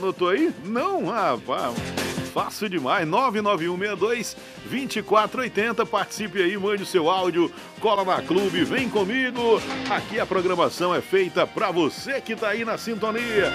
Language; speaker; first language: Portuguese; native; Portuguese